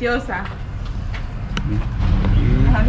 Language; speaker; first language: Portuguese; non-native, learner; Spanish